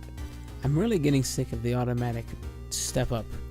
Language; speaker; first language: English; native; English